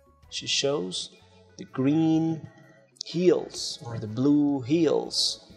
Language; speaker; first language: English; non-native, fluent; Spanish